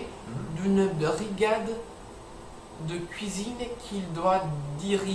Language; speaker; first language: French; non-native, learner; English